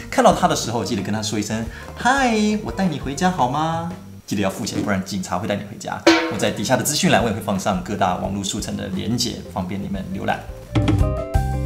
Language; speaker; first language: Chinese; early bilingual, other home language; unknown